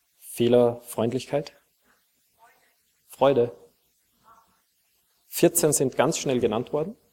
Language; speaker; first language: German; native; German